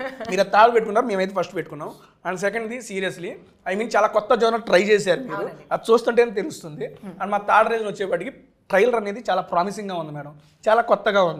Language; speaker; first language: Telugu; native; Telugu